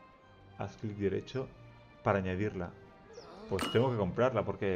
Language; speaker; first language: Spanish; native; Spanish